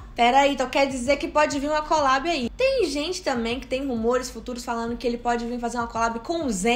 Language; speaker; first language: Portuguese; native; Portuguese